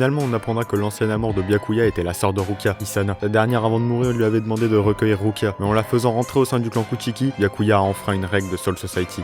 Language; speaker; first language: French; native; French